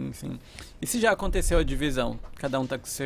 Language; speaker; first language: Portuguese; native; Portuguese